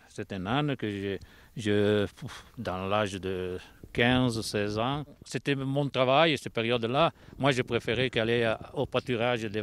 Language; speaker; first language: French; non-native, local second language; Italian